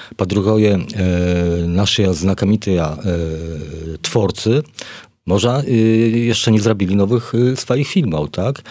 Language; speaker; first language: Polish; non-native, learner; Belarusian